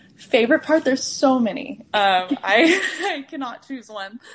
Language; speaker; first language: English; native; English